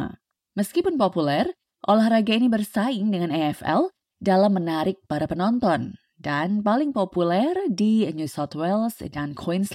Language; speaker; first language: Indonesian; native; Indonesian